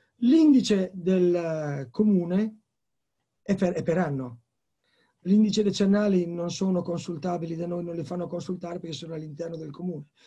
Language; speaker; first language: Italian; native; Italian